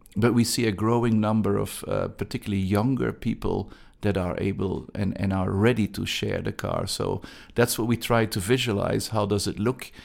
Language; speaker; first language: English; non-native, fluent; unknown